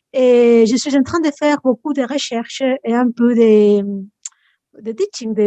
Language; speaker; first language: French; non-native, fluent; Spanish